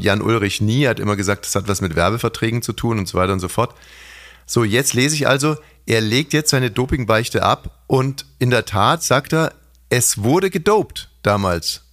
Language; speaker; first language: German; native; German